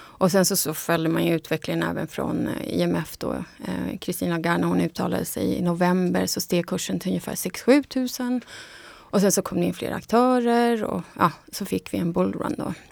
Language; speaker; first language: Swedish; non-native, fluent; Spanish